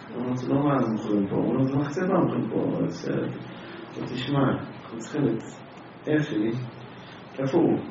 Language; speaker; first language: Hebrew; native; Hebrew